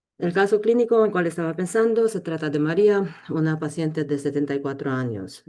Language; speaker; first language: Spanish; non-native, fluent; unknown